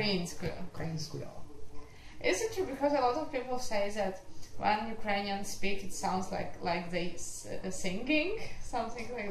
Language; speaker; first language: English; non-native, fluent; Ukrainian